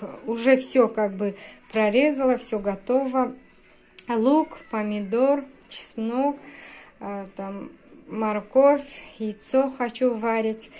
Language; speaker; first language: Russian; non-native, local second language; Tajik